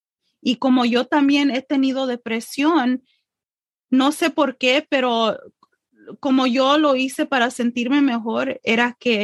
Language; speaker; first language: Spanish; early bilingual, heritage; English